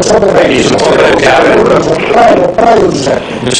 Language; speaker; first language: Italian; native; Italian